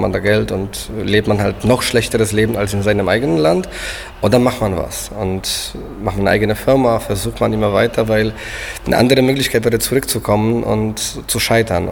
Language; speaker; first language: German; non-native, fluent; Polish